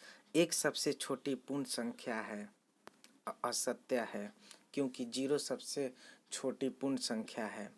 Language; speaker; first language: Hindi; native; Hindi